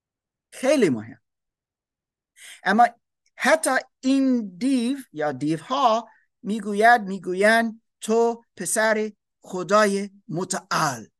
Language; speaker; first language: Persian; non-native, learner; English